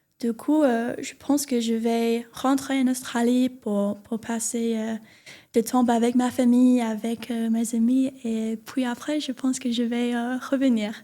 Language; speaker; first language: French; non-native, learner; English